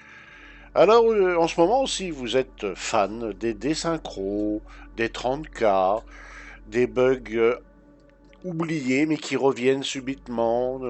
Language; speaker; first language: French; native; French